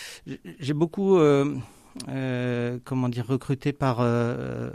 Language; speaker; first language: French; native; French